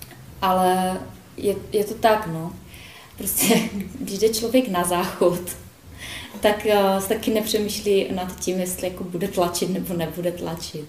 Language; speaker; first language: Czech; native; Czech